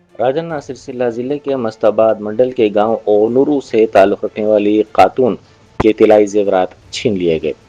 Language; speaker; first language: Urdu; native; Urdu